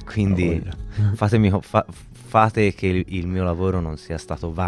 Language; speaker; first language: Italian; native; Italian